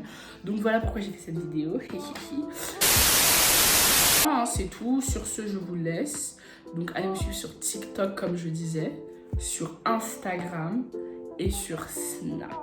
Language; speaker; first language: French; native; French